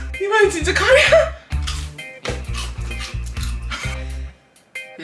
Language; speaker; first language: Korean; native; Korean